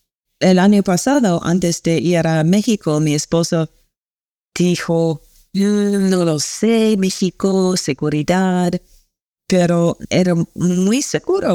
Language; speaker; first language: Spanish; non-native, learner; English